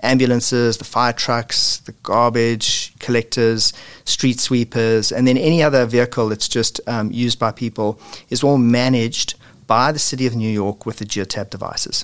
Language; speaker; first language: English; native; English